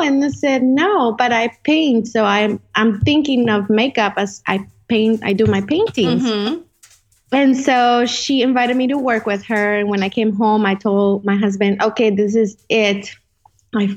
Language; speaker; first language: English; non-native, fluent; Spanish